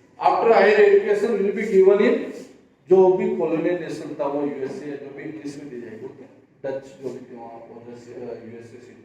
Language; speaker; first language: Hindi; native; Hindi